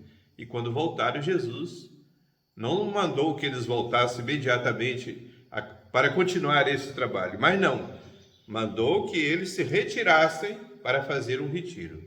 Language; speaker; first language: Portuguese; native; Portuguese